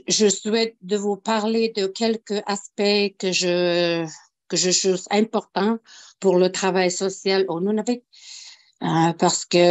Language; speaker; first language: French; non-native, local second language; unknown